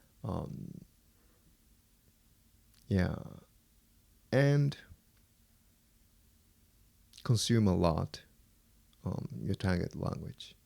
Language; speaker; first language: English; non-native, fluent; Japanese